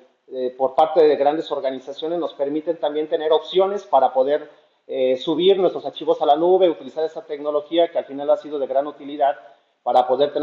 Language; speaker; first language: Spanish; native; Spanish